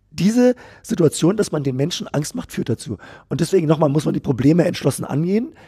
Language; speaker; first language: German; native; German